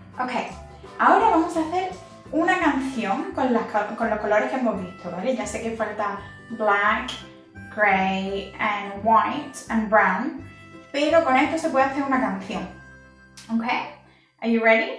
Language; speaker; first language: Spanish; native; Spanish